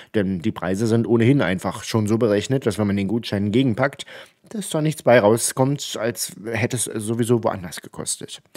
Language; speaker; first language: German; native; German